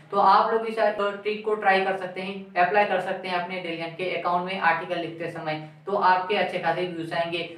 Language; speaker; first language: Hindi; native; Hindi